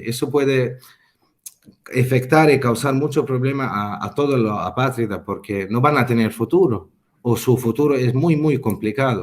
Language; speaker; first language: Spanish; non-native, fluent; Arabic